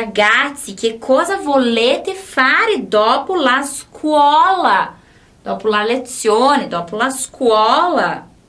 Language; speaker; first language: Italian; non-native, fluent; Portuguese